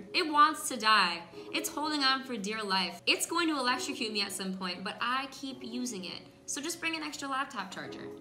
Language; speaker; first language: English; native; English